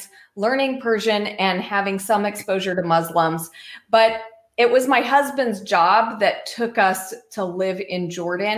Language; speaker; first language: English; native; English